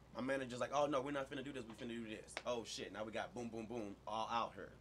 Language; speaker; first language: English; native; English